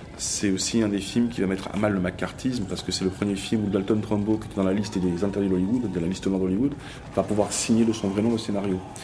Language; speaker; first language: French; native; French